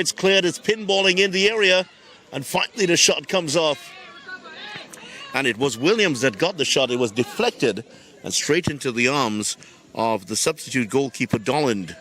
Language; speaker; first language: English; native; English